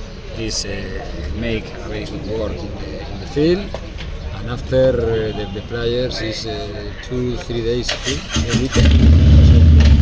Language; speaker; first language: English; non-native, learner; Spanish